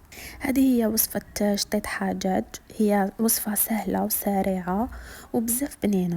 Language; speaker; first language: Arabic; native; Arabic